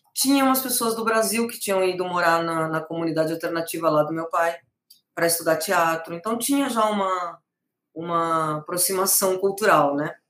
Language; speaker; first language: Portuguese; early bilingual, other home language; Spanish